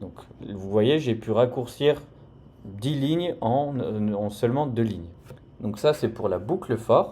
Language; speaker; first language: French; native; French